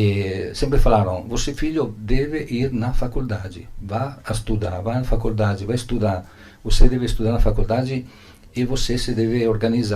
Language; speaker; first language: Portuguese; non-native, learner; Italian